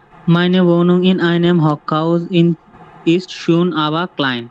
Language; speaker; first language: German; non-native, learner; Bangla